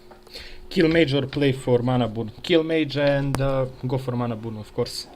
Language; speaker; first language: English; non-native, fluent; Serbian